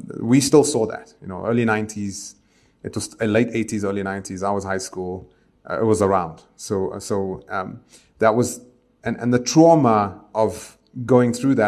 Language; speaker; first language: English; native; English